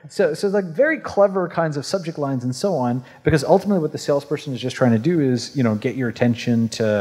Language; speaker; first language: English; native; English